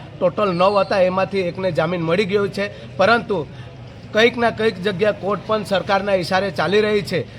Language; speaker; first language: Gujarati; non-native, local second language; Kukna